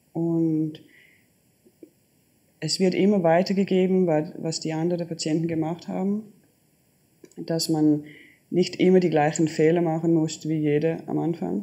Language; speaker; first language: German; non-native, fluent; Danish